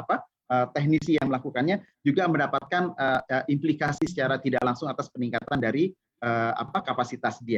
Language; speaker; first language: Indonesian; native; Indonesian